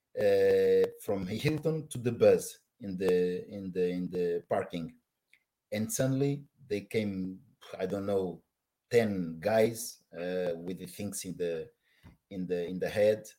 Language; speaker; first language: English; non-native, learner; Portuguese